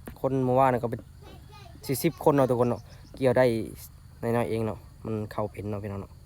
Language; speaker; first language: Thai; non-native, local second language; Lao